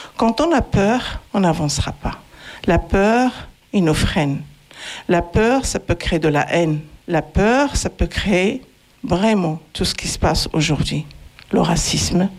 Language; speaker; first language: French; non-native, local second language; Arabic